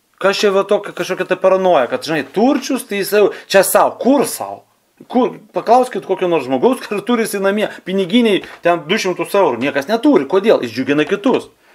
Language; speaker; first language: Lithuanian; non-native, local second language; Russian